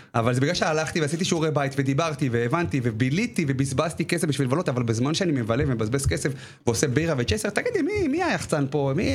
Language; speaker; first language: Hebrew; native; Hebrew